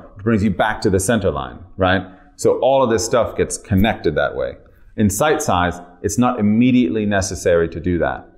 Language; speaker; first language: English; native; English